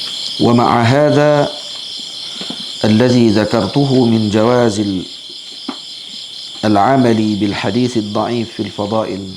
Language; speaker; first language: Arabic; non-native, fluent; Malay